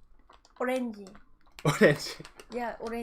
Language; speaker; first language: Japanese; non-native, learner; Vietnamese